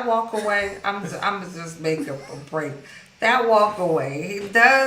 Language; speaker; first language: English; native; English